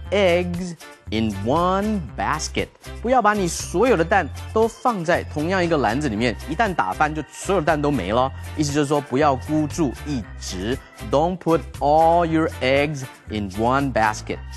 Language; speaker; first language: Chinese; native; Chinese